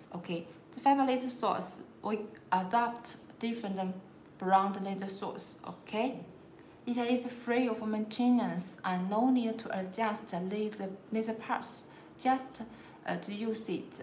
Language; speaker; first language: English; non-native, learner; Chinese